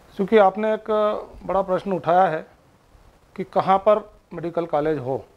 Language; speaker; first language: Hindi; native; Hindi